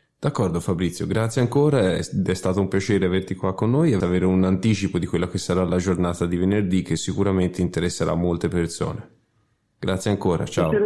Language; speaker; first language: Italian; native; Italian